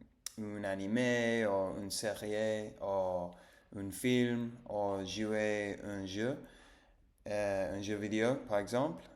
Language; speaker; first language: French; non-native, learner; English